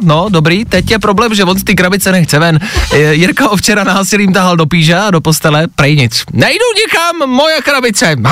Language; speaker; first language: Czech; native; Czech